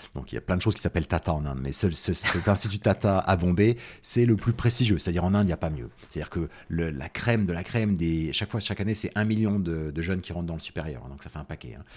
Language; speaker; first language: French; native; French